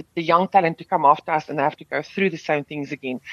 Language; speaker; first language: English; non-native, local second language; Afrikaans